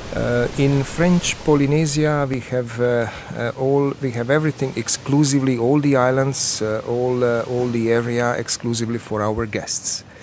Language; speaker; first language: English; non-native, fluent; Croatian